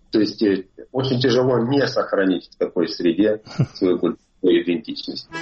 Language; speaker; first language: Russian; non-native, fluent; Adyghe